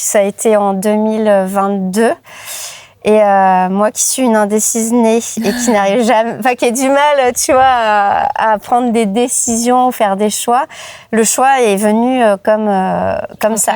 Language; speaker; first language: French; native; French